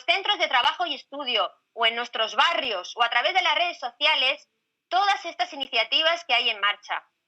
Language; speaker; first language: Spanish; native; Spanish